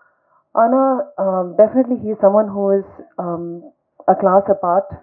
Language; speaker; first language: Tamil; non-native, fluent; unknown